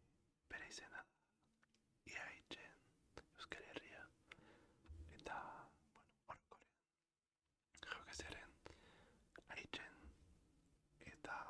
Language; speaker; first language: Basque; non-native, learner; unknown